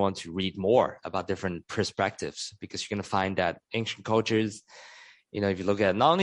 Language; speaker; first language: English; non-native, local second language; Cantonese